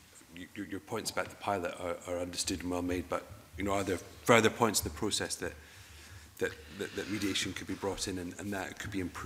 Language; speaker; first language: English; native; English